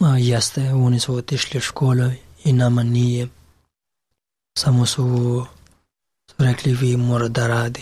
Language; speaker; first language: Serbian; non-native, learner; Pashto